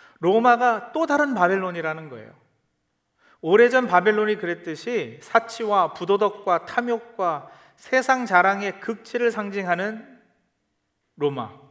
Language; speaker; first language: Korean; early bilingual, heritage; Korean